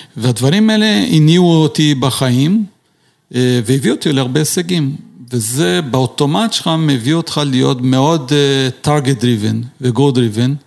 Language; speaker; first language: Hebrew; non-native, fluent; Portuguese